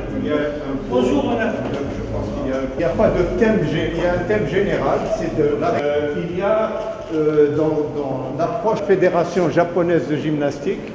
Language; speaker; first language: French; non-native, local second language; Arabic